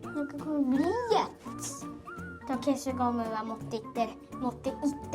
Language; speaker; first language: Japanese; early bilingual, heritage; Japanese